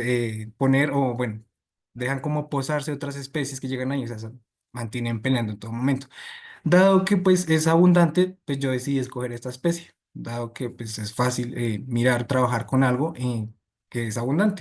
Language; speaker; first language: Spanish; native; Spanish